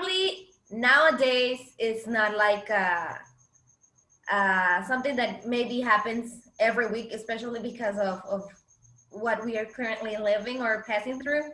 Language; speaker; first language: English; non-native, fluent; Spanish